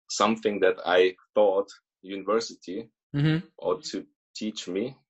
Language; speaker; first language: English; early bilingual, other home language; Russian